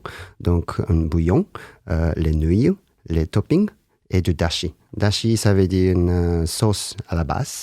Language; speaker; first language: French; non-native, learner; Japanese